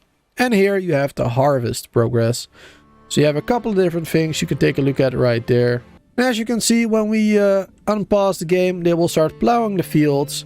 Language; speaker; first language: English; native; English